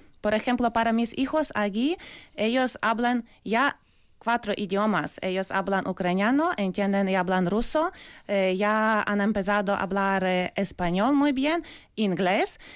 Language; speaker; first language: Spanish; non-native, learner; Ukrainian